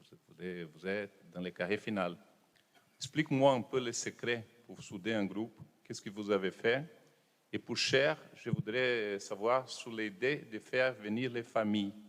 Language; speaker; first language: French; non-native, fluent; Portuguese